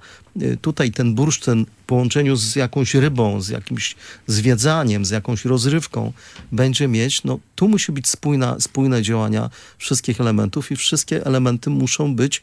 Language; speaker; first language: Polish; native; Polish